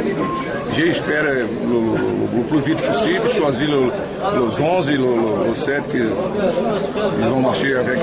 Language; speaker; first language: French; non-native, learner; Portuguese